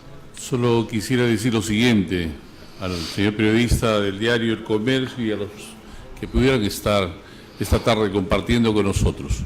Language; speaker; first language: Spanish; native; Spanish